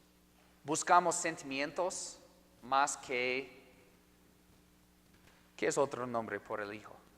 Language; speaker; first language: Spanish; non-native, fluent; English